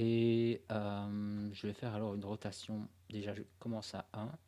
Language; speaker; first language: French; native; French